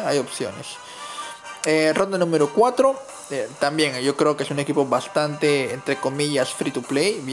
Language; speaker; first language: Spanish; native; Spanish